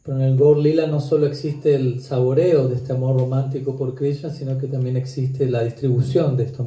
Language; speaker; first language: Spanish; native; Spanish